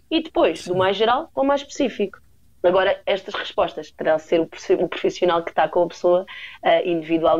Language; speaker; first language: Portuguese; native; Portuguese